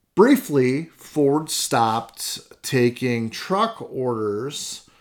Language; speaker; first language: English; native; English